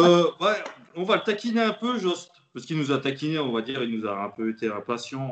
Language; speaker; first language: French; native; French